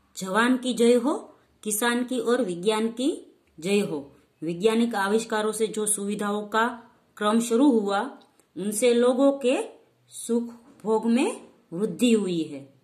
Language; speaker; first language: Hindi; non-native, local second language; Gujarati